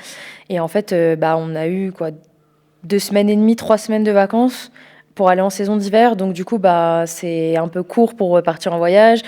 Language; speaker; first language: French; native; French